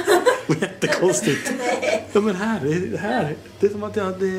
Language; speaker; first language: Swedish; native; Swedish